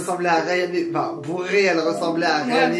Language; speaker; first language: French; native; French